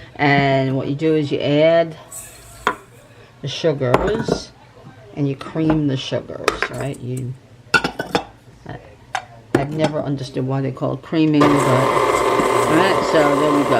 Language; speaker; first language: English; native; English